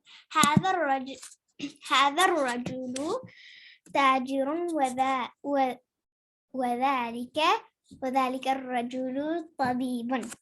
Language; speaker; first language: Arabic; non-native, learner; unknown